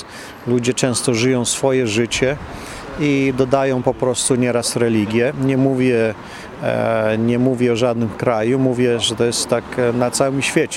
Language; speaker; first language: Polish; early bilingual, heritage; Polish